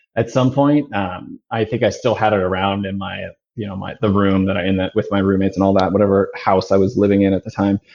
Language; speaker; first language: English; native; English